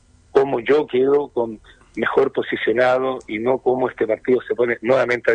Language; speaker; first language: Spanish; native; Spanish